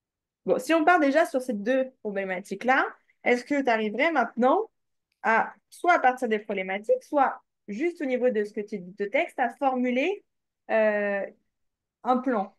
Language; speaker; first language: French; native; French